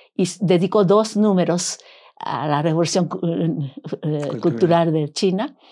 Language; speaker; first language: Spanish; non-native, fluent; Japanese